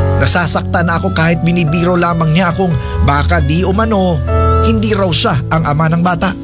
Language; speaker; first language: Filipino; non-native, local second language; Cebuano